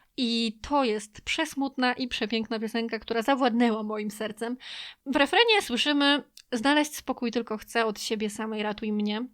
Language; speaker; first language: Polish; native; Polish